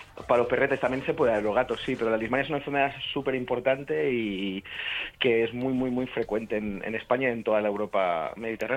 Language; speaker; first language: Spanish; native; Spanish